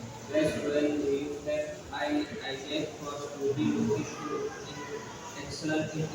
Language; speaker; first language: English; non-native, learner; Indonesian